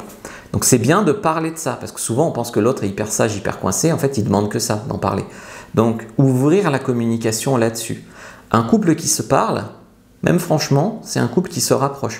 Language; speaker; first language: French; native; French